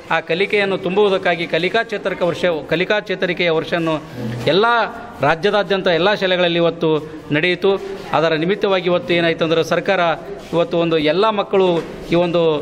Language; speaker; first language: Kannada; native; Kannada